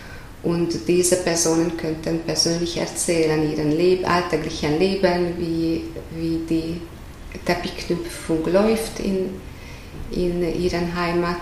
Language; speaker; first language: German; non-native, fluent; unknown